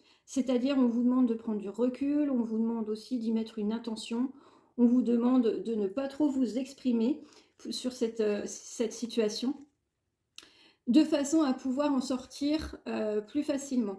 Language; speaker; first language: French; native; French